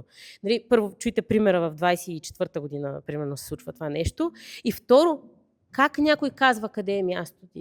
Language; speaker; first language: Bulgarian; native; Bulgarian